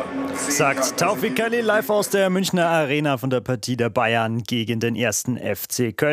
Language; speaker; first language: German; native; German